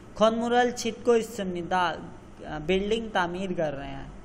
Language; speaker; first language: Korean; non-native, learner; Urdu